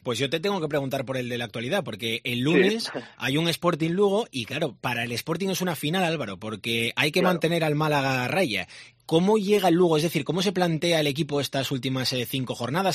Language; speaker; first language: Spanish; native; Spanish